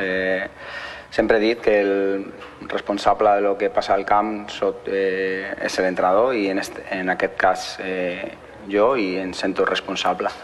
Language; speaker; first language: Catalan; non-native, local second language; Spanish